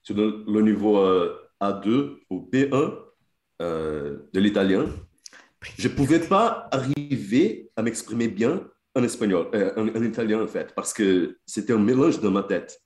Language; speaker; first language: French; non-native, fluent; Portuguese